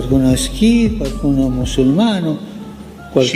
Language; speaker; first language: Italian; non-native, fluent; Spanish